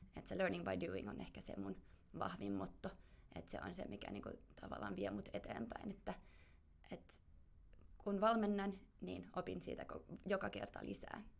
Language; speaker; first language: Finnish; non-native, fluent; German